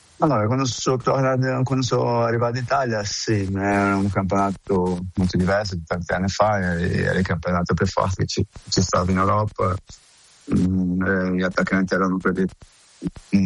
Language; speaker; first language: Italian; non-native, fluent; Portuguese